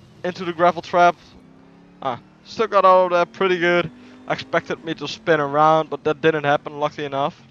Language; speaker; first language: English; non-native, fluent; Dutch